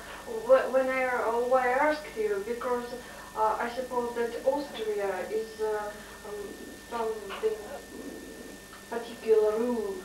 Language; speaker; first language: English; non-native, learner; Russian